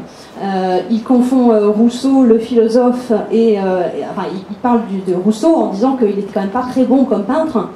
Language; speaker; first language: French; native; French